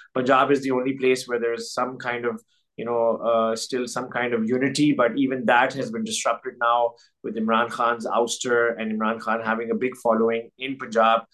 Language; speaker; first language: English; non-native, local second language; Urdu